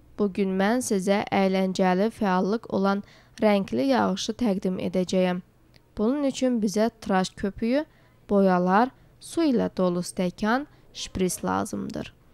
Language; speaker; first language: Azerbaijani; non-native, local second language; Georgian